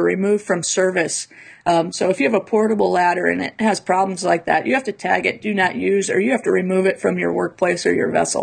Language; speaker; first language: English; native; English